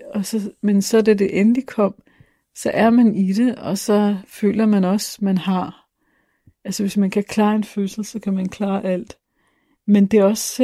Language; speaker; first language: Danish; native; Danish